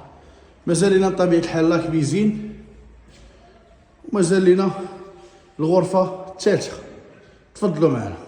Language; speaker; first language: Arabic; native; Arabic